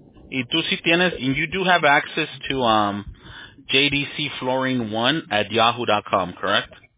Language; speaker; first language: English; early bilingual, other home language; Spanish